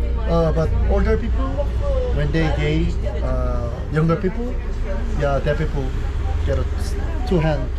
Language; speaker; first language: English; non-native, learner; Korean